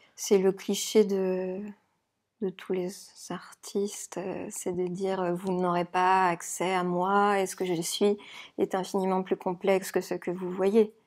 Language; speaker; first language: French; native; French